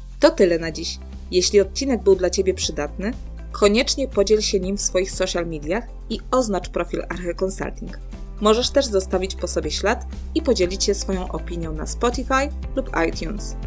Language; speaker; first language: Polish; native; Polish